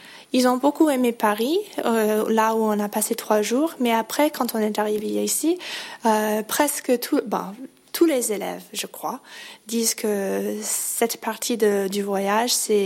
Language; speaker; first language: French; non-native, fluent; English